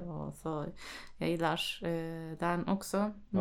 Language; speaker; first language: Swedish; non-native, learner; Turkish